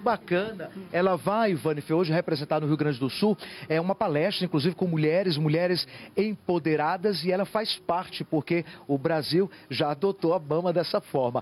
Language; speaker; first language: Portuguese; native; Portuguese